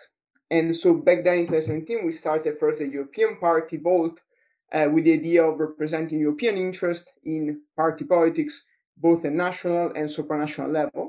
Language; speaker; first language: English; non-native, fluent; Italian